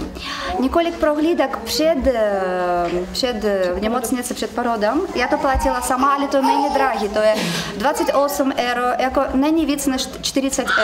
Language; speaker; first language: Czech; non-native, learner; Russian